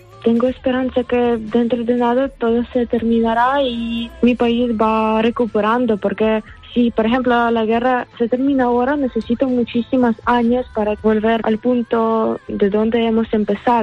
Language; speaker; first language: Spanish; non-native, learner; Ukrainian